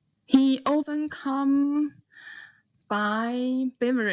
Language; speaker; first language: English; non-native, learner; Chinese